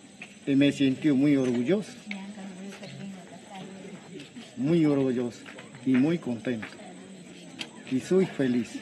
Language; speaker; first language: Spanish; non-native, local second language; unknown